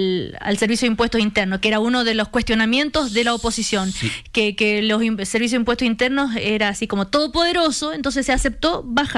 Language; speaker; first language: Spanish; native; Spanish